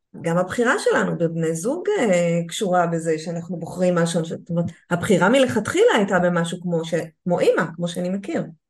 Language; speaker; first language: Hebrew; native; Hebrew